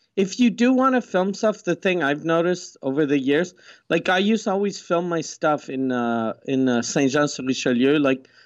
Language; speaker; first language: English; non-native, fluent; French